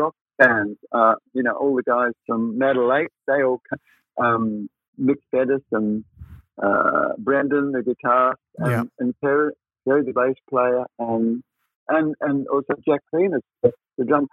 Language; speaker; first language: English; native; English